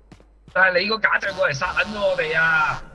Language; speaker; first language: Chinese; native; Chinese